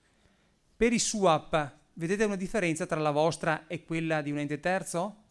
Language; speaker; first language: Italian; native; Italian